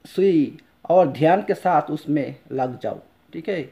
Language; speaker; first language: Hindi; non-native, local second language; Bangla